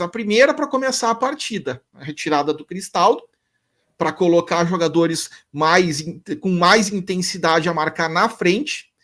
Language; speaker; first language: Portuguese; native; Portuguese